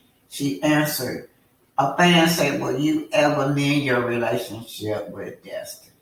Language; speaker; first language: English; native; English